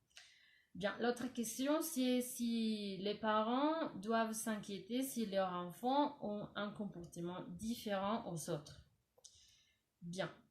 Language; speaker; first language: French; non-native, learner; Spanish